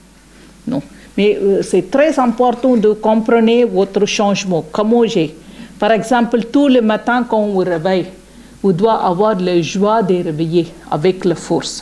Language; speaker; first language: French; non-native, learner; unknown